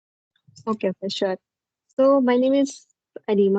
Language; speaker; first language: English; non-native, learner; Hindi